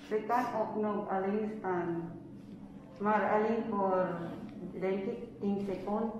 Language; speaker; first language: Dutch; non-native, learner; Filipino